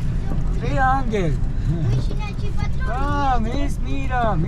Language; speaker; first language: Russian; non-native, learner; Georgian